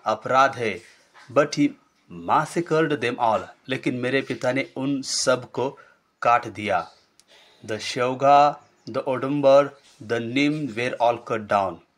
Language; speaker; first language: Hindi; non-native, local second language; Marathi